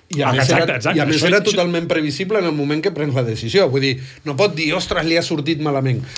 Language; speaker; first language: Catalan; non-native, fluent; Spanish